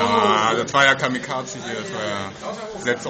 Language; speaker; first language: German; native; German